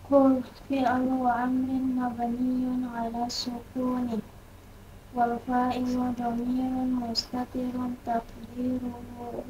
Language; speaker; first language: Arabic; non-native, learner; Indonesian